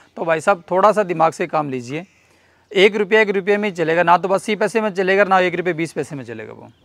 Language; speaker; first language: Hindi; native; Hindi